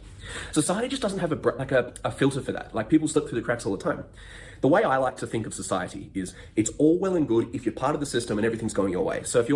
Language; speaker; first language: English; native; English